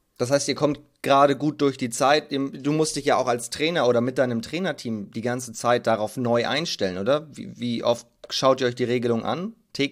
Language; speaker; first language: German; native; German